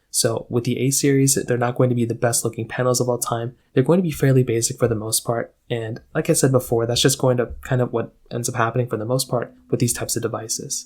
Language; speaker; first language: English; native; English